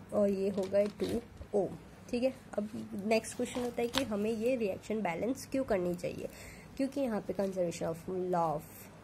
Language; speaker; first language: Hindi; non-native, local second language; Gujarati